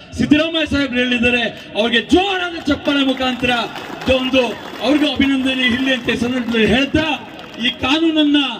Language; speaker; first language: Kannada; non-native, local second language; Urdu